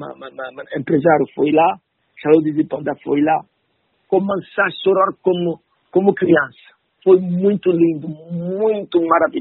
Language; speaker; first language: Portuguese; non-native, learner; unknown